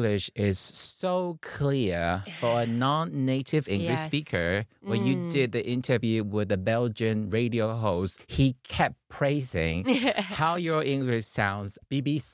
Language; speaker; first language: English; non-native, fluent; Chinese